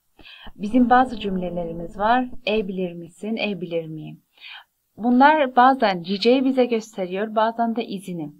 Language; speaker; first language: Turkish; non-native, fluent; Persian